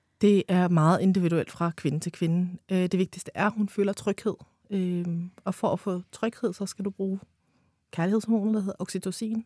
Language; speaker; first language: Danish; early bilingual, other home language; Romanian